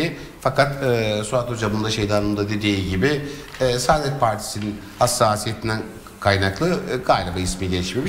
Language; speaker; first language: Turkish; native; Turkish